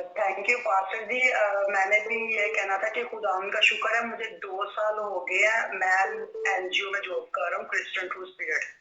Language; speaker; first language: Urdu; non-native, local second language; Punjabi